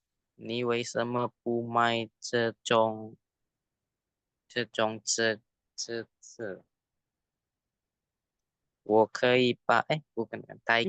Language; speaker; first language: Chinese; non-native, learner; Indonesian